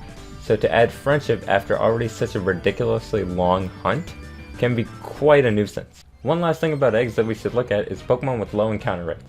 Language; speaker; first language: English; native; English